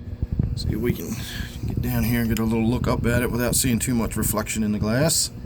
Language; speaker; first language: English; native; English